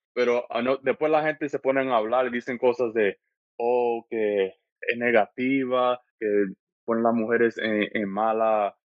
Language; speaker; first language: Spanish; early bilingual, heritage; Spanish